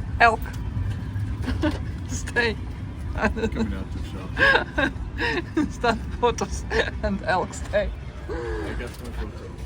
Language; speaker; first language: English; non-native, learner; Ukrainian